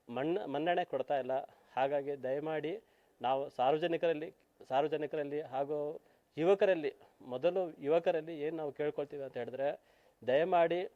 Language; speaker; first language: Kannada; native; Kannada